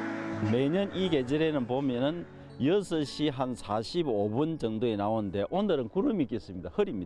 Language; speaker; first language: Korean; native; Korean